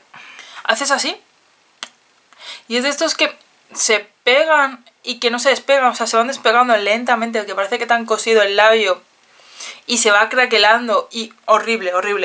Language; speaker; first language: Spanish; native; Spanish